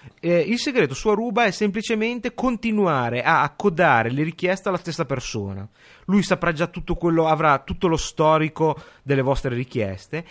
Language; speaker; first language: Italian; native; Italian